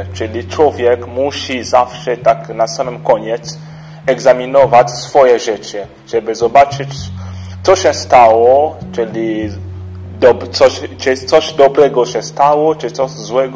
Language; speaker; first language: Polish; non-native, fluent; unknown